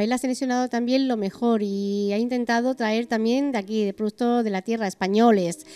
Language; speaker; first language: Spanish; native; Spanish